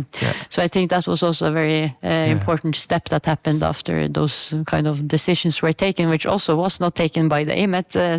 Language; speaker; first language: English; non-native, fluent; Norwegian